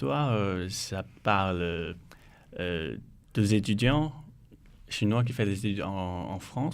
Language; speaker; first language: French; non-native, learner; Chinese